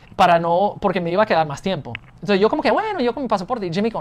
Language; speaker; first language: Spanish; non-native, fluent; English